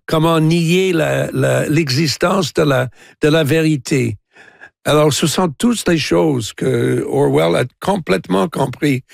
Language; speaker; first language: French; non-native, local second language; English